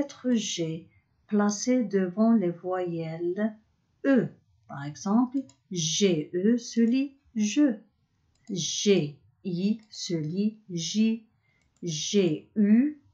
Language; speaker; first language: French; non-native, local second language; Arabic